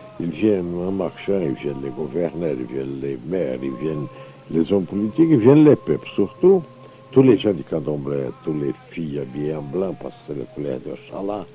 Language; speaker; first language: French; non-native, fluent; Portuguese